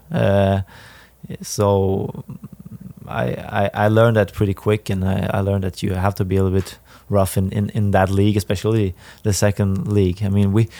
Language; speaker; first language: English; non-native, fluent; Swedish